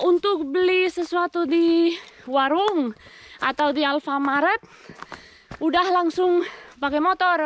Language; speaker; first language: Indonesian; non-native, fluent; Spanish